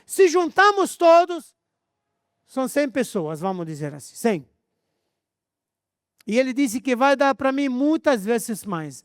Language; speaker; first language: Portuguese; non-native, fluent; Arabic